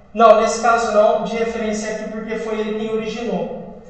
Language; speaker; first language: Portuguese; native; Portuguese